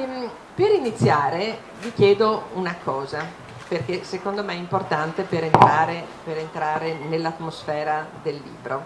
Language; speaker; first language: Italian; native; Italian